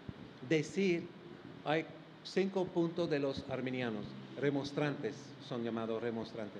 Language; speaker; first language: Spanish; non-native, fluent; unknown